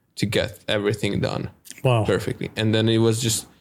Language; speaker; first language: English; non-native, fluent; Hungarian